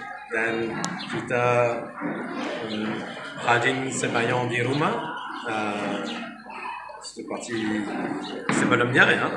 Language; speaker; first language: Indonesian; non-native, learner; French